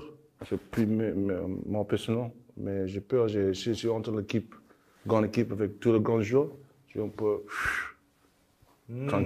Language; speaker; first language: French; non-native, learner; English